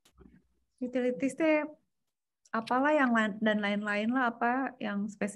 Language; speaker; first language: Indonesian; native; Indonesian